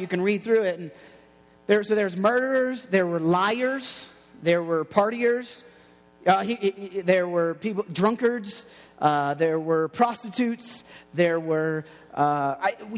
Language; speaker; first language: English; native; English